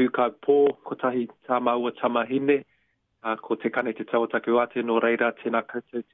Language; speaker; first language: English; native; English